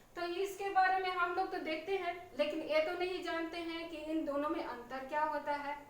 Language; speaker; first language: Hindi; native; Hindi